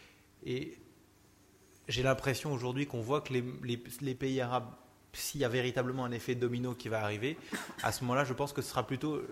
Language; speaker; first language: French; native; French